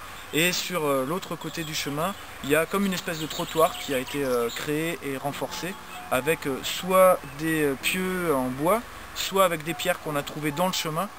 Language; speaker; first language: French; native; French